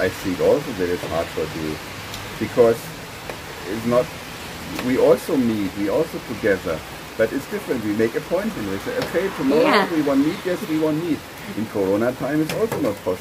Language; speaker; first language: English; non-native, fluent; German